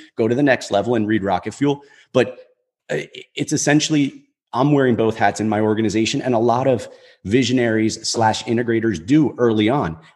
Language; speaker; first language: English; native; English